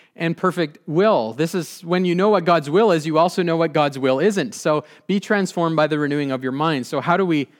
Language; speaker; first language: English; native; English